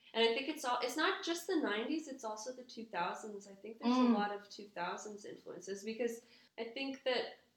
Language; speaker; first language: English; native; English